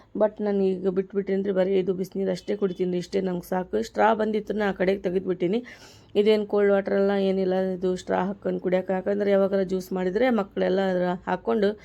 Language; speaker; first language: Kannada; native; Kannada